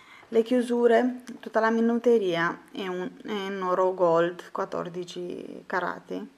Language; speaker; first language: Italian; non-native, fluent; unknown